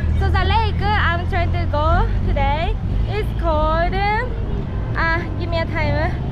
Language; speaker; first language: English; non-native, fluent; Japanese